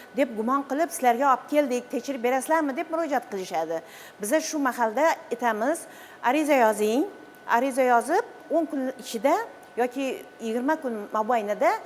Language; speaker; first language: Uzbek; native; Uzbek